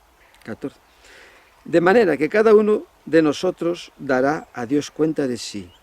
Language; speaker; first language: Spanish; native; Spanish